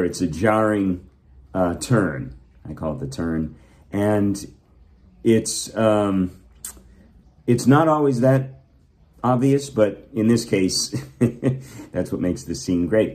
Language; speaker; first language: English; native; English